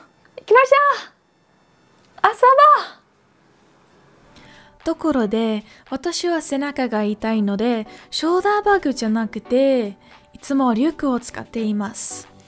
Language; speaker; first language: Japanese; non-native, learner; Dutch